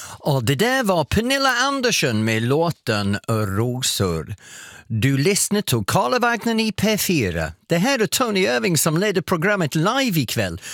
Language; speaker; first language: Swedish; non-native, fluent; English